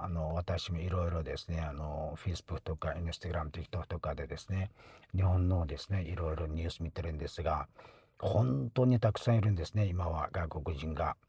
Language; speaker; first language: Japanese; non-native, fluent; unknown